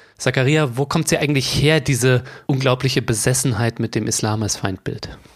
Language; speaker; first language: German; native; German